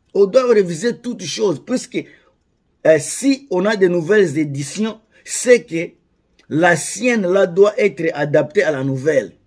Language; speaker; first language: French; non-native, local second language; Lingala